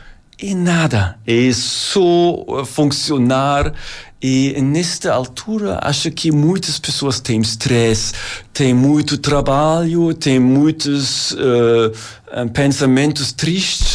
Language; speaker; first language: Portuguese; non-native, learner; German